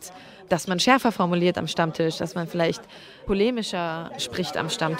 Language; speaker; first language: German; native; German